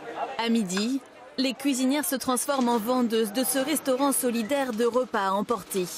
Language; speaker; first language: French; native; French